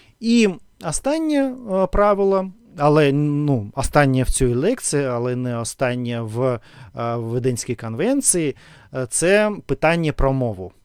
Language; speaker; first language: Ukrainian; non-native, learner; Russian